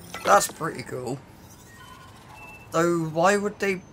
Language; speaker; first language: English; native; English